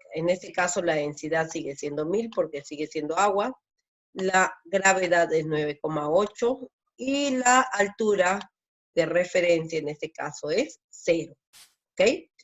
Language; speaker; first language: Spanish; native; Spanish